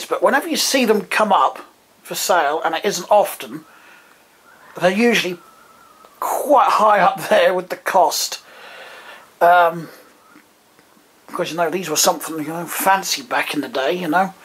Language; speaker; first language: English; native; English